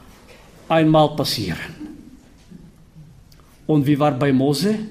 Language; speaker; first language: German; non-native, fluent; Bulgarian